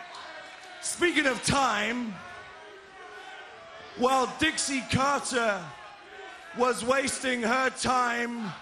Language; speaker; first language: English; native; English